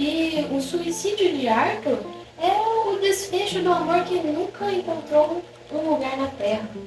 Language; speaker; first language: Portuguese; native; Portuguese